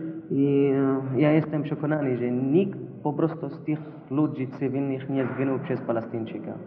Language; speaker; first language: Polish; non-native, learner; Arabic